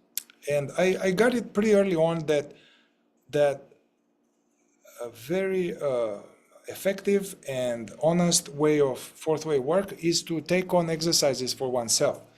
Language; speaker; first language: English; non-native, fluent; Romanian